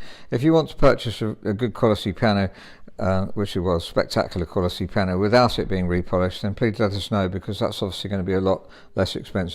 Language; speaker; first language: English; native; English